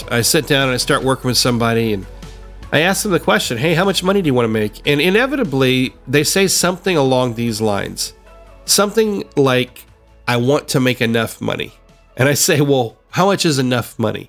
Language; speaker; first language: English; native; English